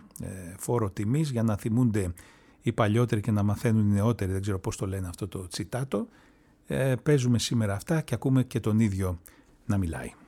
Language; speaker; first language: Greek; native; Greek